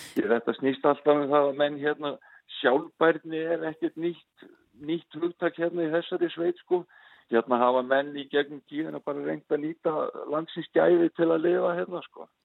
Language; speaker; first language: Icelandic; native; Icelandic